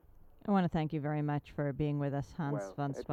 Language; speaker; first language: English; native; English